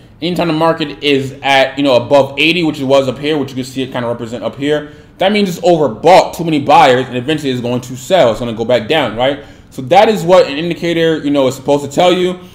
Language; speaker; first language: English; native; English